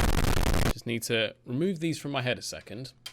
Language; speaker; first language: English; native; English